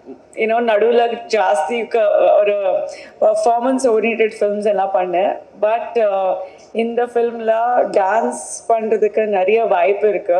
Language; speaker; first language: Tamil; non-native, fluent; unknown